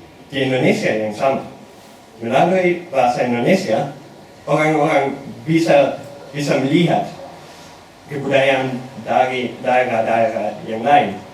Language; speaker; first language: Indonesian; non-native, learner; German